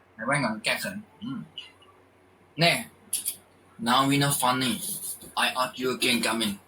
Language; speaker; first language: English; non-native, learner; Thai